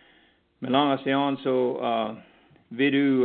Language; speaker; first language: German; early bilingual, heritage; Pennsylvania German